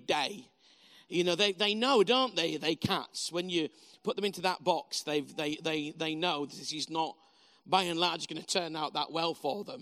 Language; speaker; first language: English; native; English